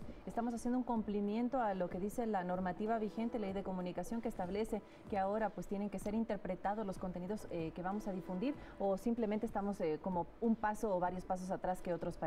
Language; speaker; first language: Spanish; native; Spanish